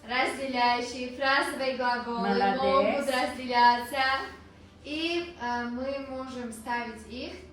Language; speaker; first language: Russian; non-native, local second language; Tajik